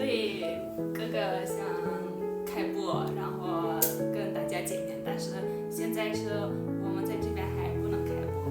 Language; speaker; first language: Chinese; non-native, fluent; Armenian